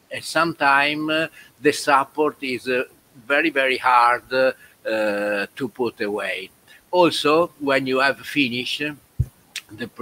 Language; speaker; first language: English; non-native, learner; Italian